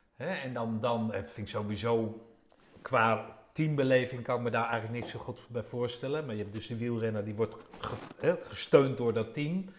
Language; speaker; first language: Dutch; native; Dutch